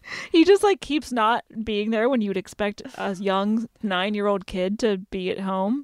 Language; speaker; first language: English; native; English